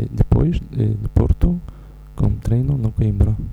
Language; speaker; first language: Portuguese; non-native, learner; Romanian